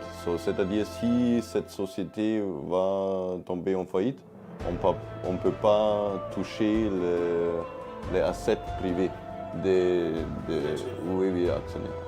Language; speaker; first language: French; non-native, fluent; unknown